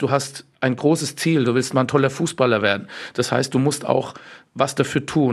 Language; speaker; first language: German; native; German